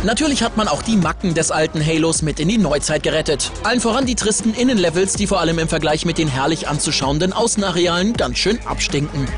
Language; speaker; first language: German; native; German